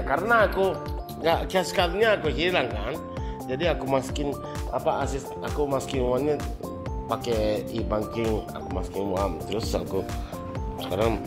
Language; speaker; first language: Indonesian; non-native, fluent; Japanese